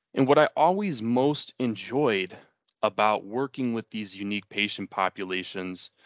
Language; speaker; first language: English; early bilingual, other home language; Spanish